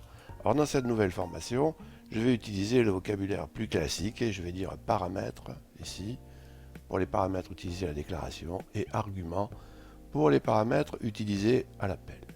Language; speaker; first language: French; native; French